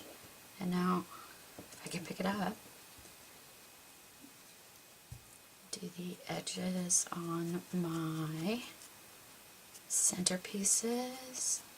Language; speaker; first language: English; native; English